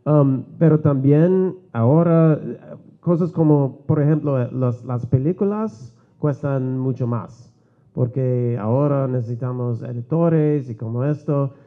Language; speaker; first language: Spanish; non-native, learner; English